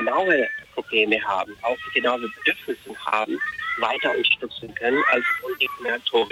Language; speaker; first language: German; non-native, fluent; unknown